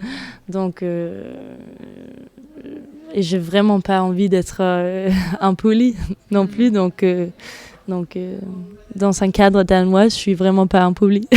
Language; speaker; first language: French; non-native, fluent; Danish